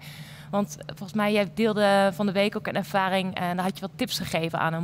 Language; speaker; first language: Dutch; native; Dutch